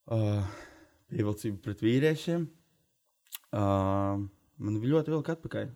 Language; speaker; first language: Latvian; native; Latvian